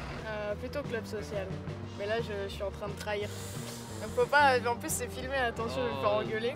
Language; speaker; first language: French; native; French